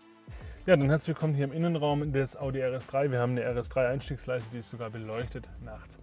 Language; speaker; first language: German; native; German